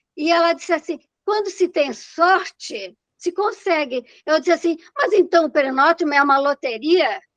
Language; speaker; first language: Portuguese; native; Portuguese